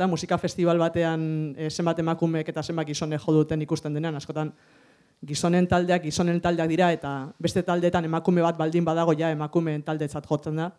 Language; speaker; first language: Basque; native; Basque